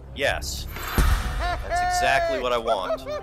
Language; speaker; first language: English; native; English